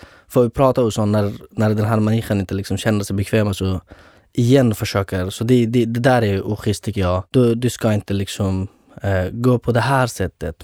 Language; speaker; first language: Swedish; non-native, fluent; Persian